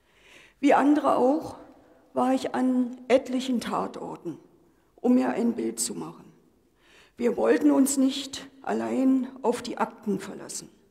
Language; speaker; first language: German; native; German